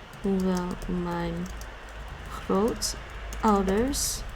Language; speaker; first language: Dutch; non-native, learner; English